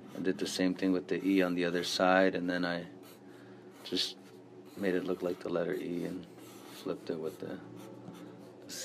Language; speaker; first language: English; native; English